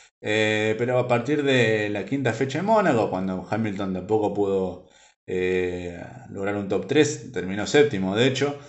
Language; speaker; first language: Spanish; native; Spanish